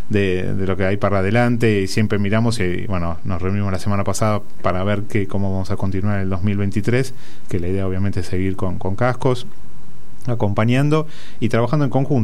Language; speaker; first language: Spanish; native; Spanish